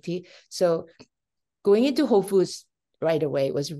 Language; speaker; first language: English; non-native, fluent; Korean